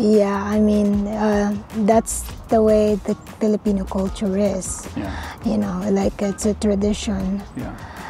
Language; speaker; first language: English; non-native, local second language; Cebuano